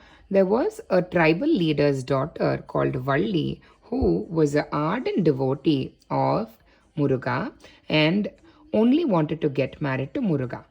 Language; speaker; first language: English; non-native, local second language; Tamil